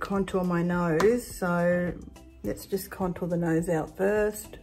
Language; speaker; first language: English; native; English